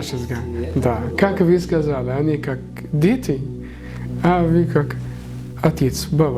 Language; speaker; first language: Russian; non-native, learner; Arabic